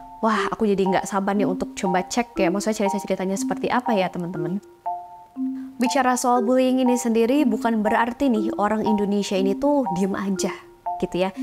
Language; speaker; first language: Indonesian; native; Indonesian